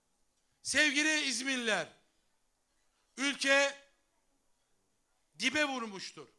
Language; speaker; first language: Turkish; native; Turkish